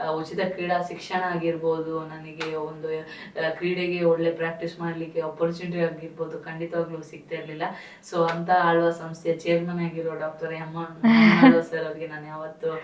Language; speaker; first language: Kannada; non-native, local second language; Tulu